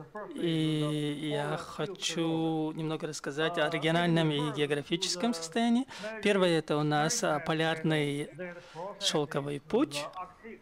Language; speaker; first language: Russian; non-native, fluent; Chinese